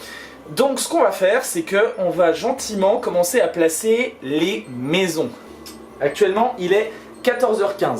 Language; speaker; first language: French; native; French